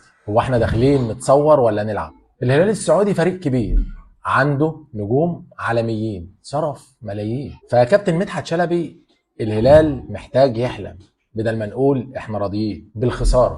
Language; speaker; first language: Arabic; native; Arabic